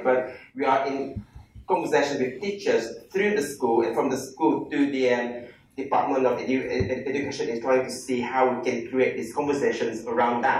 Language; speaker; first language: English; non-native, local second language; Malay